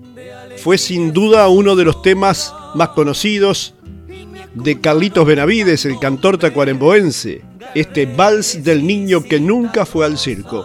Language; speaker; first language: Spanish; native; Spanish